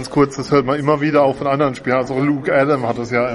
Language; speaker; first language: German; native; German